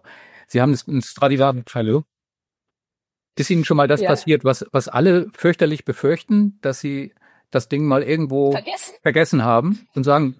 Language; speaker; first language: German; native; German